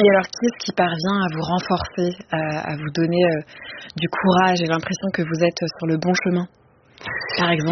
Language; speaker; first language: French; native; French